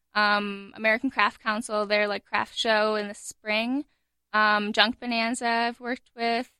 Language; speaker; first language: English; native; English